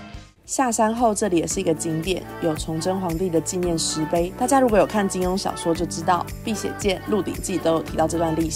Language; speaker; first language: Chinese; native; Chinese